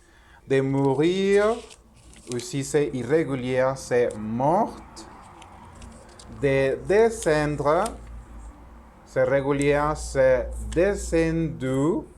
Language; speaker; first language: French; non-native, learner; Spanish